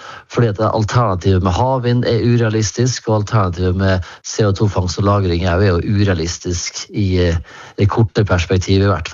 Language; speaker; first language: Norwegian; native; Norwegian